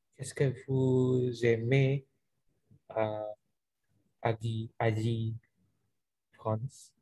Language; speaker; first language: French; non-native, learner; Indonesian